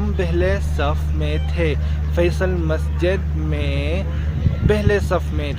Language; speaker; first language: Hindi; non-native, fluent; Arabic